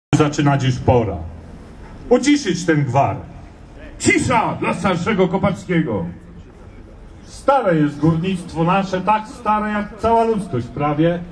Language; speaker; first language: Polish; native; Polish